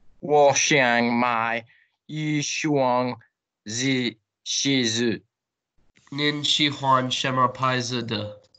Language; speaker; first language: Chinese; non-native, learner; English